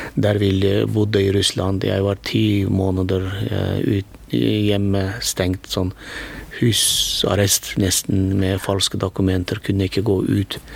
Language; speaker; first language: Norwegian; non-native, fluent; Turkmen